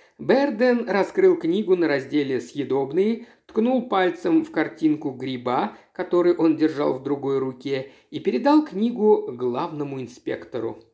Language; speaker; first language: Russian; native; Russian